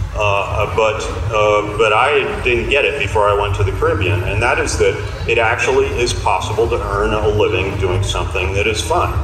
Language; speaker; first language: English; native; English